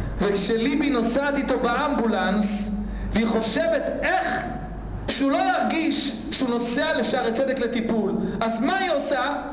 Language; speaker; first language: Hebrew; native; Hebrew